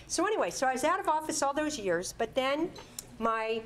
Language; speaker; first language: English; native; English